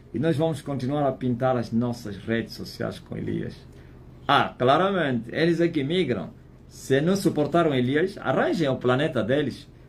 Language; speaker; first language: Portuguese; native; Portuguese